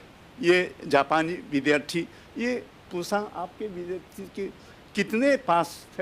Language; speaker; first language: Hindi; non-native, fluent; Japanese